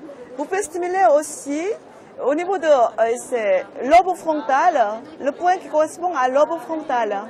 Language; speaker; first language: French; non-native, fluent; Korean